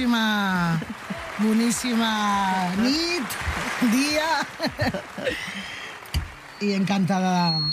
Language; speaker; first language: Catalan; native; Catalan